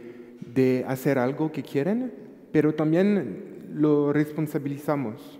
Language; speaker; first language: Spanish; non-native, fluent; French